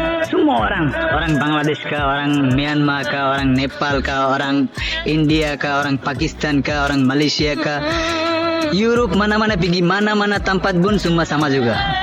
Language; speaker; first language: Malay; non-native, learner; Bangla